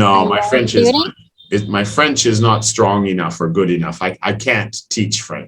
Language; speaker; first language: English; non-native, fluent; French